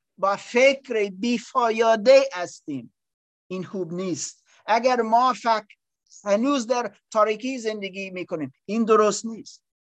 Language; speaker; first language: Persian; non-native, learner; English